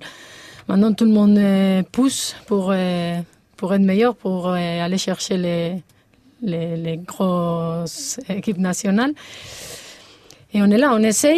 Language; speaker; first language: French; non-native, fluent; Spanish